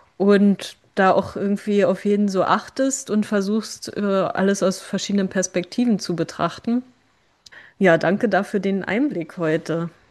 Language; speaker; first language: German; native; German